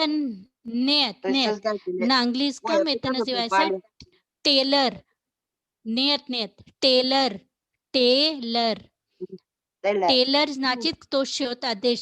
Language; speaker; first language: Russian; non-native, learner; Hindi